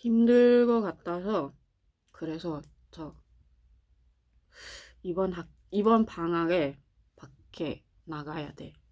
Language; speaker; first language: Korean; non-native, learner; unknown